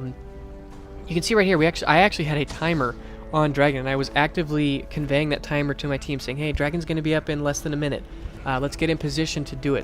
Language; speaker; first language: English; native; English